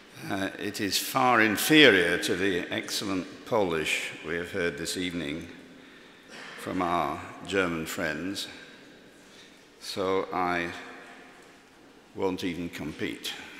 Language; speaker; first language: English; native; English